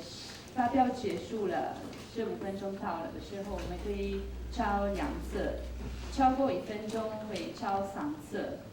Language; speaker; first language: Chinese; non-native, fluent; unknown